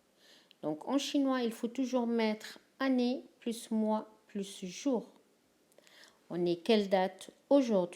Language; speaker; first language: French; non-native, fluent; Chinese